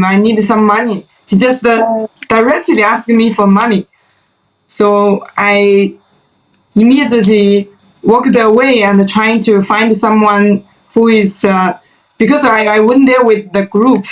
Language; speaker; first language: English; non-native, fluent; Chinese